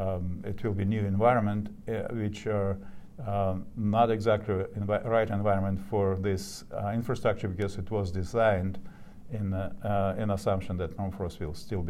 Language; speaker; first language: English; non-native, fluent; Russian